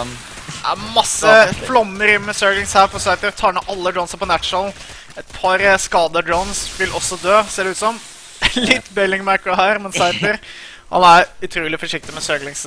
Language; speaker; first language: Norwegian; native; Norwegian